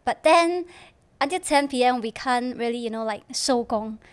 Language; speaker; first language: English; non-native, local second language; Chinese